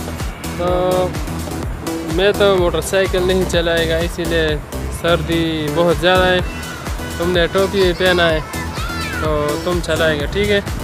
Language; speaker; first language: Hindi; non-native, local second language; Pashto